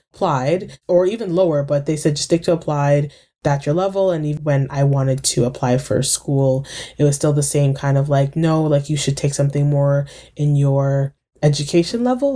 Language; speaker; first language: English; native; English